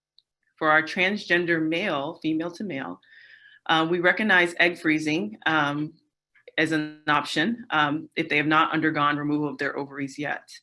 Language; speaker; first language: English; native; English